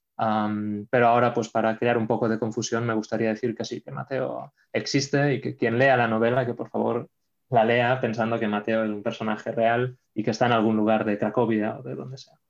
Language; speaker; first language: Spanish; non-native, local second language; Catalan